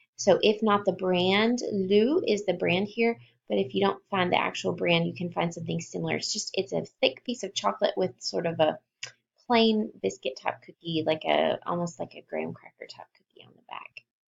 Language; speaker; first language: English; native; English